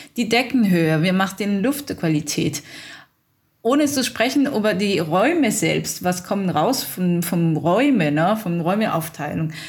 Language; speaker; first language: German; non-native, fluent; Italian